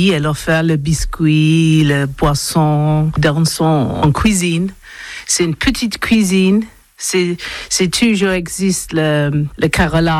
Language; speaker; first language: French; non-native, learner; English